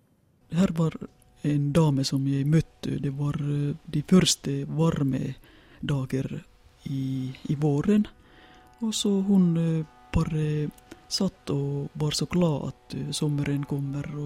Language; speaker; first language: Norwegian; non-native, fluent; Finnish